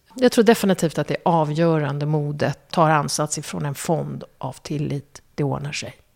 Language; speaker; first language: Swedish; early bilingual, other home language; Kurdish